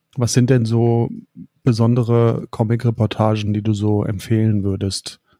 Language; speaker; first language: German; native; German